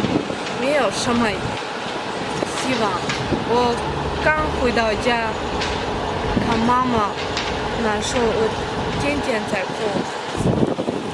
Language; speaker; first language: Chinese; non-native, fluent; Kyrgyz